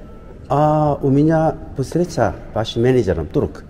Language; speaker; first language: Russian; non-native, learner; Korean